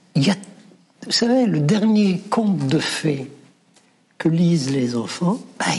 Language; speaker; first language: French; non-native, local second language; Arabic